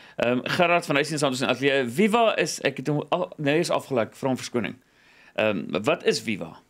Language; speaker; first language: Afrikaans; native; Afrikaans